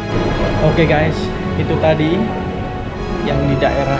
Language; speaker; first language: Indonesian; native; Indonesian